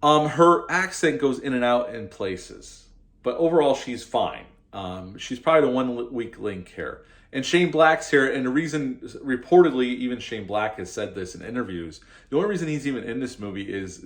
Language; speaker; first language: English; native; English